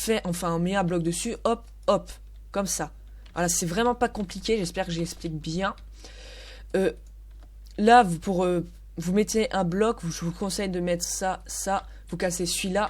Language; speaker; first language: French; native; French